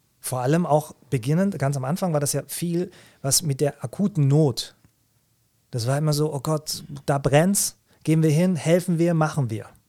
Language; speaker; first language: German; early bilingual, other home language; Arabic